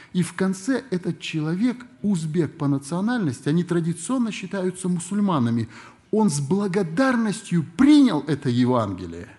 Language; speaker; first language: Russian; native; Russian